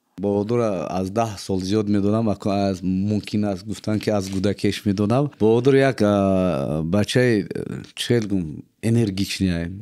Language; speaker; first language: Tajik; non-native, local second language; Uzbek